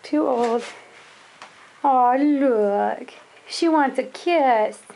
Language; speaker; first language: English; native; English